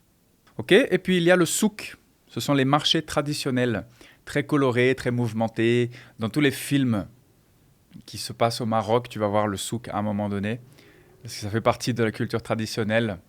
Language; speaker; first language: French; non-native, fluent; Portuguese